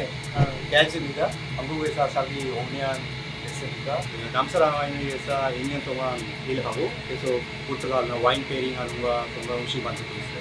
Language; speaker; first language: Korean; non-native, learner; English